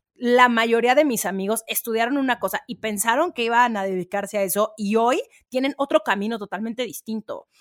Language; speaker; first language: Spanish; native; Spanish